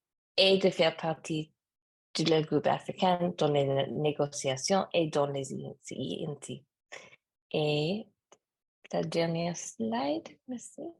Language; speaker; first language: French; non-native, learner; English